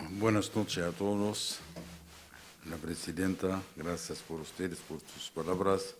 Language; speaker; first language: Spanish; non-native, fluent; Arabic